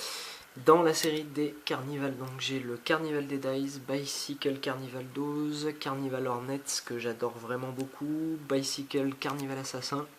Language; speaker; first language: French; native; French